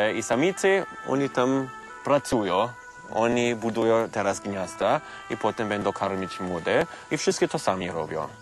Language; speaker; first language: Polish; non-native, fluent; German